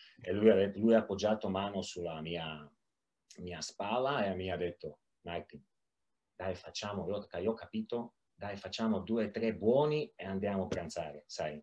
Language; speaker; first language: Italian; non-native, learner; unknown